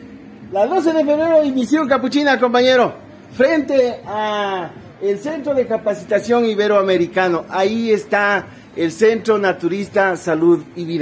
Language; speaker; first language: Spanish; native; Spanish